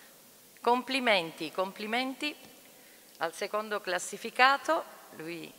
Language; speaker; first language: Italian; native; Italian